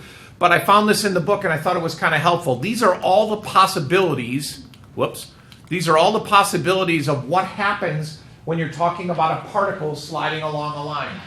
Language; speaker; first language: English; native; English